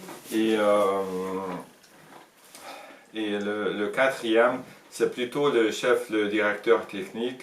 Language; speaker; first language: French; non-native, fluent; Hungarian